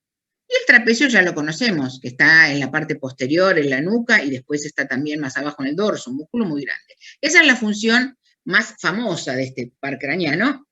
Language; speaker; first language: Spanish; native; Spanish